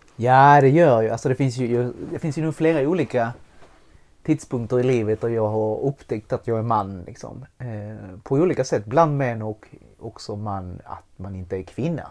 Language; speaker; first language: Swedish; early bilingual, other home language; Spanish